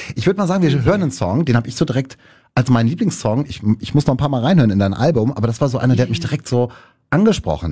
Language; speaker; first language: German; native; German